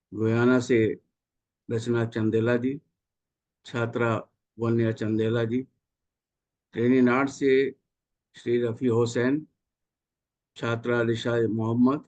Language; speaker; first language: Hindi; native; Hindi